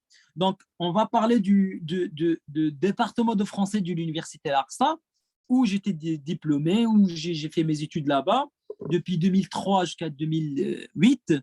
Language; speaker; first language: French; non-native, fluent; Arabic